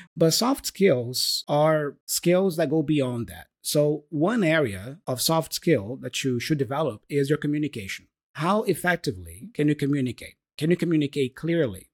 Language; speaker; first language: English; non-native, fluent; Portuguese